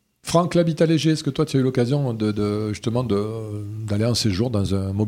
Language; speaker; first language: French; native; French